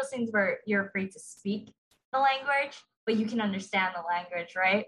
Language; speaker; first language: English; early bilingual, other home language; Iloko